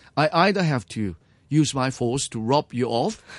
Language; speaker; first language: English; non-native, local second language; Cantonese